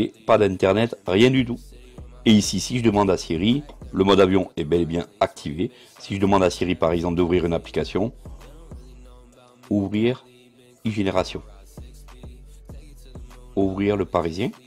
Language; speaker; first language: French; native; French